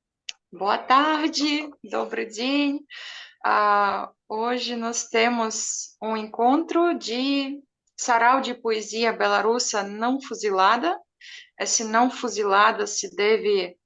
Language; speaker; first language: Portuguese; non-native, fluent; Belarusian